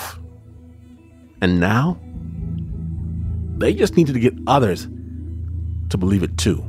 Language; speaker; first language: English; native; English